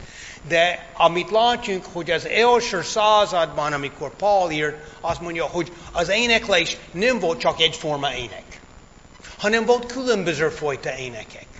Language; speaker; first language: Hungarian; non-native, fluent; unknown